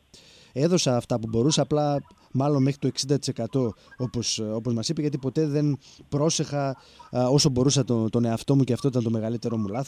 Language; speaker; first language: Greek; native; Greek